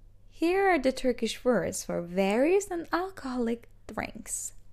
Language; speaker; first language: English; non-native, fluent; Turkish